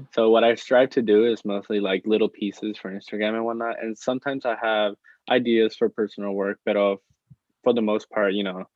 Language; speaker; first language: English; non-native, fluent; Spanish